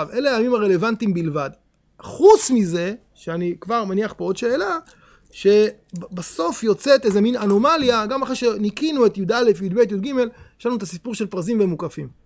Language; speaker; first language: Hebrew; native; Hebrew